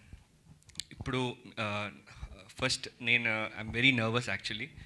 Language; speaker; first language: Telugu; early bilingual, heritage; Telugu